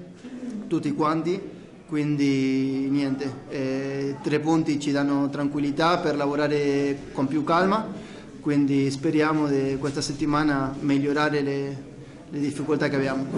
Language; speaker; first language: Italian; non-native, fluent; Spanish